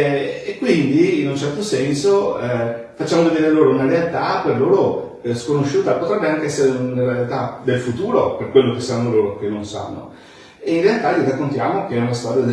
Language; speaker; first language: Italian; native; Italian